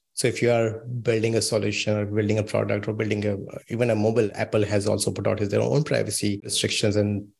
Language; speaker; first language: English; non-native, local second language; Hindi